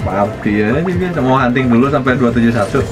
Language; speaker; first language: Indonesian; native; Indonesian